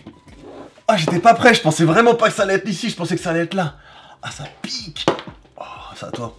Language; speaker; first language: French; native; French